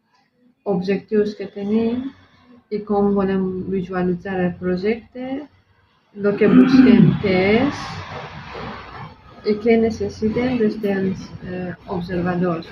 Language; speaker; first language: Catalan; non-native, local second language; Spanish